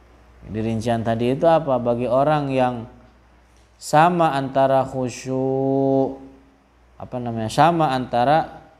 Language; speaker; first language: Indonesian; native; Indonesian